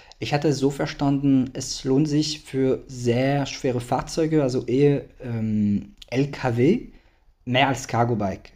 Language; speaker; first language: German; non-native, fluent; French